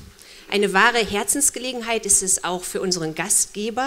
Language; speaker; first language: German; native; German